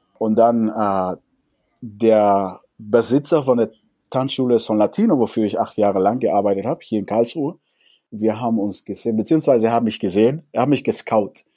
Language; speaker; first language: German; non-native, fluent; Spanish